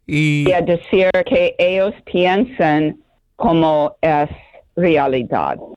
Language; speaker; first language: Spanish; non-native, fluent; English